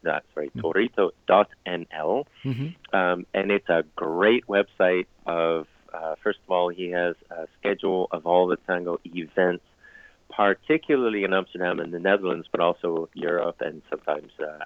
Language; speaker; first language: English; native; English